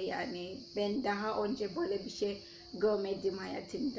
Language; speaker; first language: Turkish; non-native, fluent; Nyanja